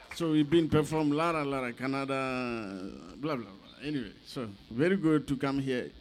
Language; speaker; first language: English; non-native, learner; Bambara